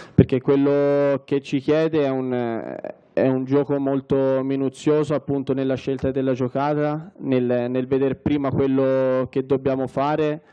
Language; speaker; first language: Italian; native; Italian